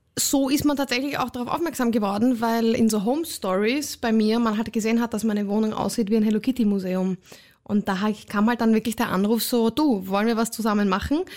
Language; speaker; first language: German; native; German